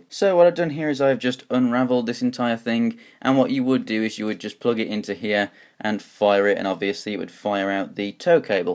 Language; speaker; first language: English; native; English